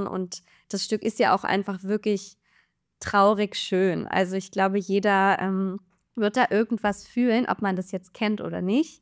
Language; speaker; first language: German; native; German